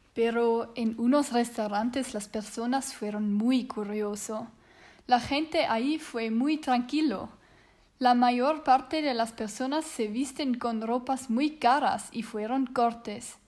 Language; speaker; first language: Spanish; non-native, learner; Swiss German